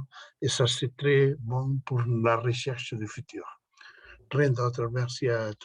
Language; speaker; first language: French; non-native, fluent; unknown